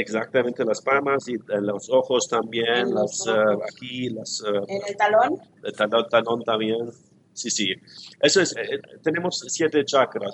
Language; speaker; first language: Spanish; non-native, learner; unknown